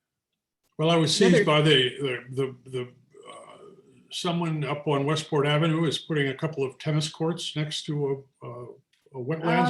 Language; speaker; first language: English; native; English